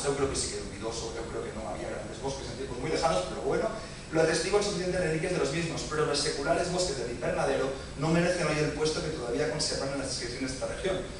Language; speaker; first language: Spanish; native; Spanish